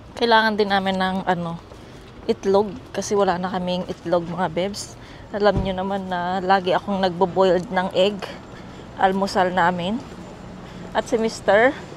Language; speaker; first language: Filipino; native; Filipino